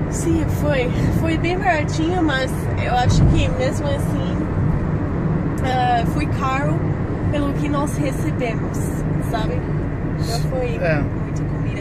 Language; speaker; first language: Portuguese; non-native, fluent; English